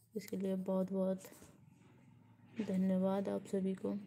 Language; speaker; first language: Hindi; native; Hindi